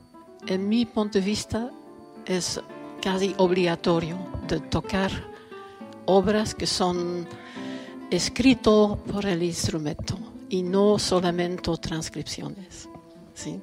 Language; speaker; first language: Spanish; non-native, fluent; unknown